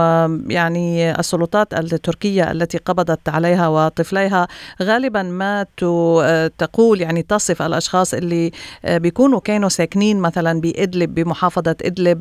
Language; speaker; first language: Arabic; native; Arabic